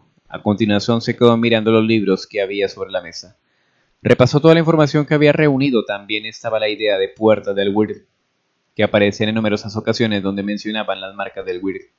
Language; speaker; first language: Spanish; native; Spanish